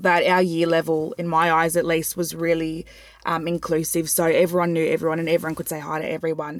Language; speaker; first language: English; native; English